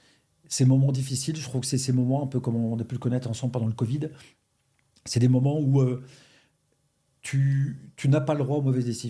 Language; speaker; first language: French; native; French